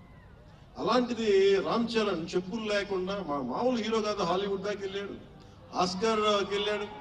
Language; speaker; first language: Telugu; native; Telugu